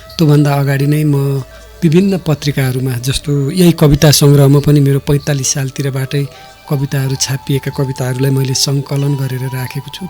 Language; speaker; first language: Nepali; native; Nepali